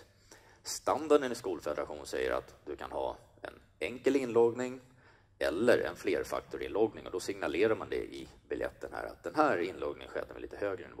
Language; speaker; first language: Swedish; native; Swedish